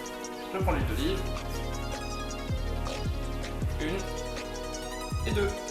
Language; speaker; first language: French; native; French